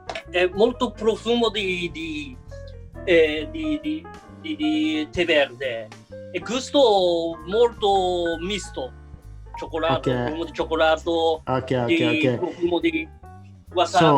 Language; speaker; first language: Italian; non-native, learner; Japanese